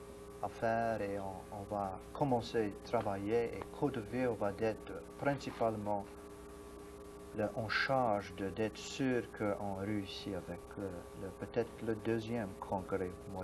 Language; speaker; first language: French; non-native, local second language; English